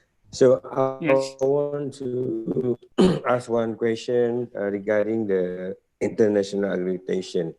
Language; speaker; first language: English; non-native, fluent; Indonesian